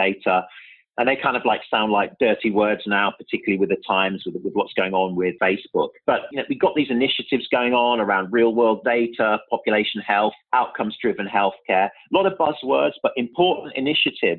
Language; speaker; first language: English; native; English